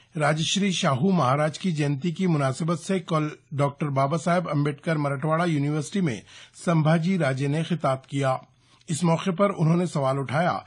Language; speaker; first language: Urdu; native; Urdu